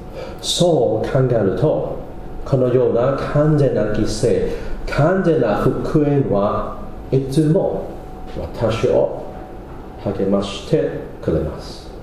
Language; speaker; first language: Japanese; non-native, fluent; English